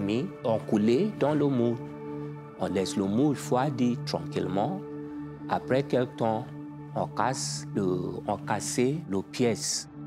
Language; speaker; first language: French; non-native, learner; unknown